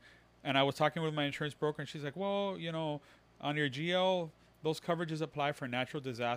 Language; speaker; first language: English; early bilingual, other home language; Spanish